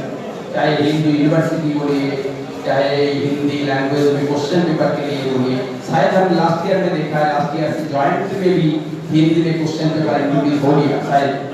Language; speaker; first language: Hindi; non-native, local second language; Bangla